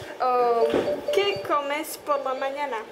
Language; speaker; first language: Spanish; non-native, learner; Slovak